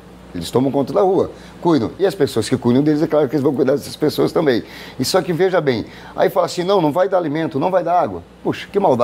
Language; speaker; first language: Portuguese; native; Portuguese